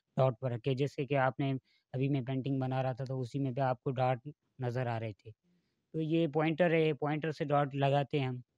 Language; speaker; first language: Urdu; non-native, local second language; Sindhi